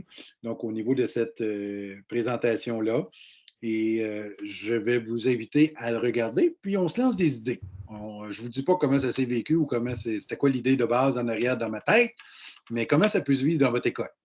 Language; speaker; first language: French; native; French